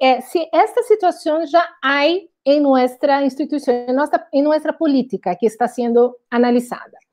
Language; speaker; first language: Spanish; non-native, learner; Portuguese